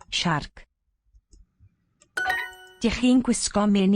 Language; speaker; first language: Welsh; non-native, learner; English